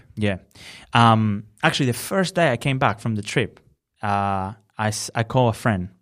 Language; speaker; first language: English; non-native, fluent; Spanish